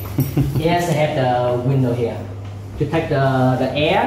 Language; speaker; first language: English; non-native, learner; Vietnamese